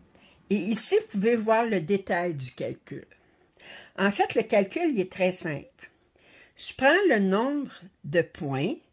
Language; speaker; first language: French; native; French